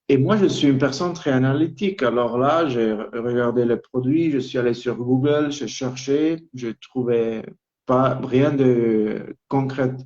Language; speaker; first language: French; non-native, local second language; Italian